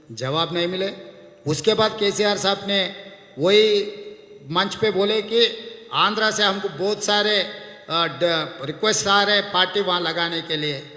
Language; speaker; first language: Hindi; non-native, local second language; Telugu